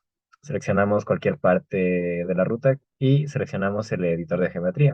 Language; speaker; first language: Spanish; native; Spanish